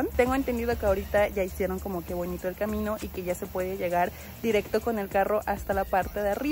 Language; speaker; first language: Spanish; native; Spanish